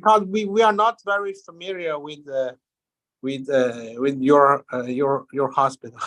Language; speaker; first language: English; non-native, learner; Chinese